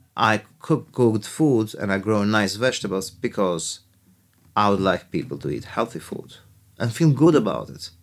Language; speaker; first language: English; early bilingual, other home language; Albanian